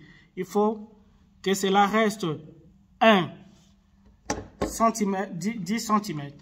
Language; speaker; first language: French; non-native, local second language; Arabic